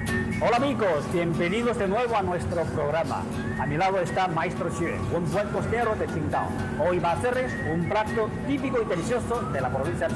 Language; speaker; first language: Spanish; non-native, fluent; Chinese